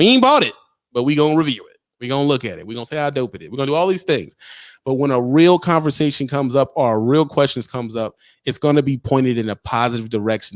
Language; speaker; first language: English; native; English